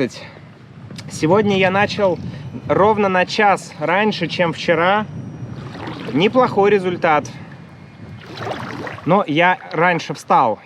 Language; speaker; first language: Russian; native; Russian